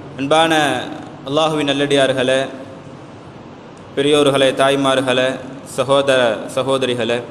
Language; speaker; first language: Tamil; native; Tamil